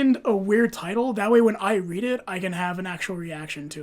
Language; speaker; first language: English; native; English